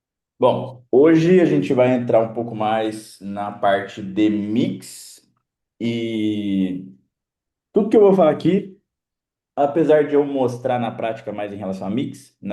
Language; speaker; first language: Portuguese; native; Portuguese